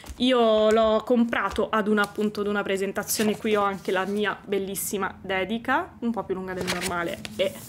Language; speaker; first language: Italian; native; Italian